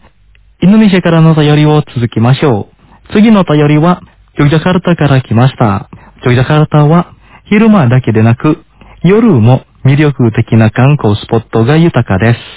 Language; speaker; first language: Japanese; non-native, fluent; Indonesian